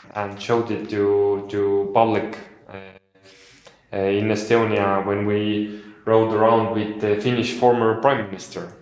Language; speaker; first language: English; non-native, fluent; Estonian